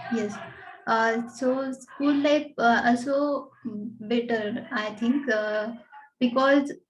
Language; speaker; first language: English; non-native, learner; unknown